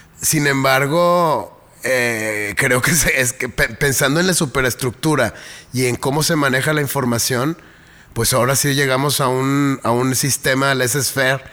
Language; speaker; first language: Spanish; native; Spanish